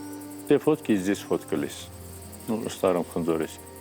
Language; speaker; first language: Russian; non-native, local second language; Armenian